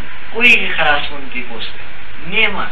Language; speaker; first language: Bulgarian; non-native, learner; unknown